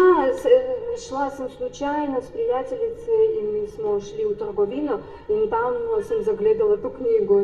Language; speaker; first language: Slovenian; non-native, learner; Russian